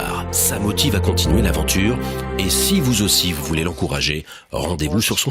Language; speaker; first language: French; native; French